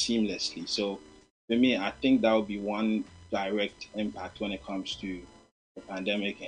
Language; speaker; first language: English; non-native, local second language; Akan